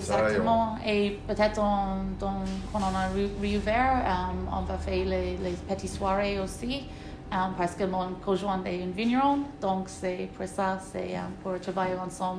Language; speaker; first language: French; non-native, learner; English